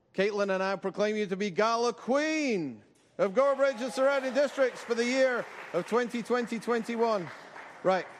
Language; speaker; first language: English; native; English